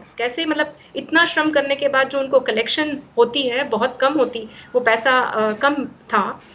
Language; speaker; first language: Hindi; non-native, local second language; Gujarati